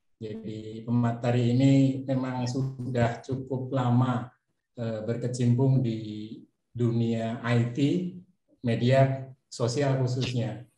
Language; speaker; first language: Indonesian; native; Indonesian